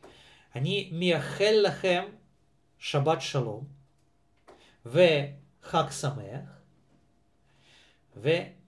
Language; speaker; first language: Hebrew; non-native, fluent; Russian